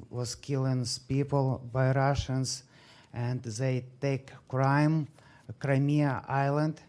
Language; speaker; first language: English; non-native, learner; Ukrainian